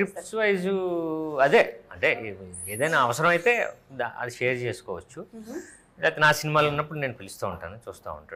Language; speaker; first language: Telugu; native; Telugu